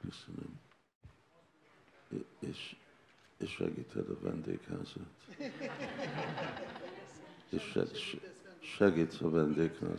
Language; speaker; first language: Hungarian; non-native, learner; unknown